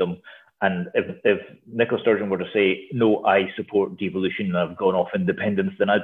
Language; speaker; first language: English; native; English